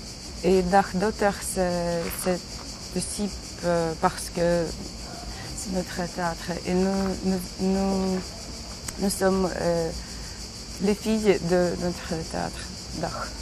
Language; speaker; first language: French; non-native, learner; Ukrainian